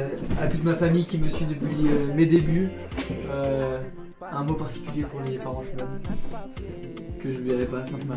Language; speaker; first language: French; native; French